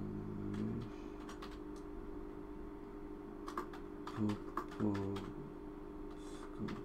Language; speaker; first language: Polish; non-native, learner; English